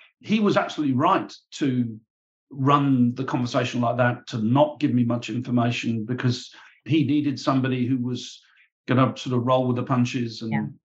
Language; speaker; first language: English; native; English